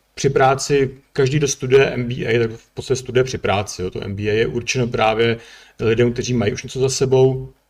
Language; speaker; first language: Czech; native; Czech